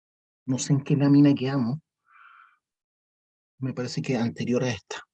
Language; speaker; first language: Spanish; native; Spanish